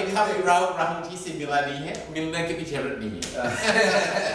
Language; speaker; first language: Hindi; non-native, fluent; English